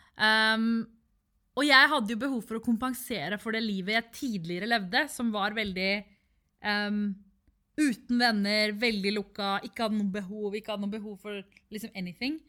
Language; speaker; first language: Norwegian; early bilingual, other home language; Tamil